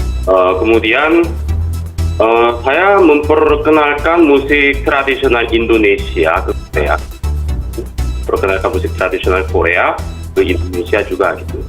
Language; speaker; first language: Indonesian; non-native, fluent; Korean